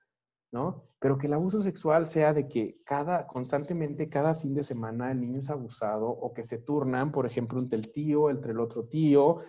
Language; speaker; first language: Spanish; native; Spanish